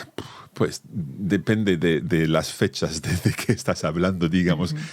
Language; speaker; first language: Spanish; non-native, fluent; English